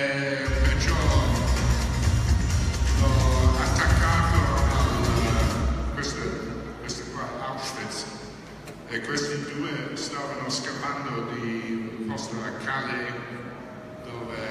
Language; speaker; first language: Italian; non-native, fluent; English